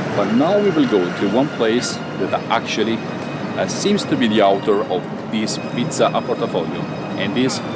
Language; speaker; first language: English; non-native, fluent; Italian